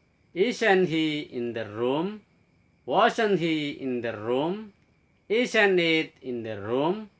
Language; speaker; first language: English; non-native, fluent; Indonesian